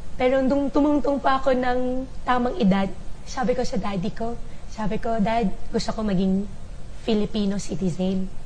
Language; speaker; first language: Filipino; non-native, local second language; Chinese